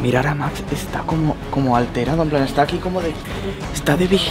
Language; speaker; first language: Spanish; native; Spanish